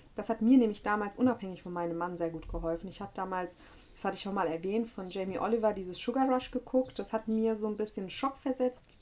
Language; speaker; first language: German; native; German